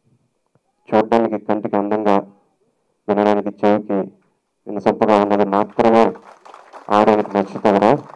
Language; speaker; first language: Telugu; native; Telugu